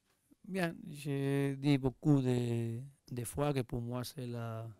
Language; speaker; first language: French; non-native, learner; Spanish